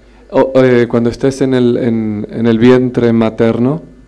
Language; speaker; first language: Spanish; native; Spanish